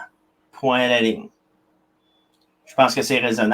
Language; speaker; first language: French; native; French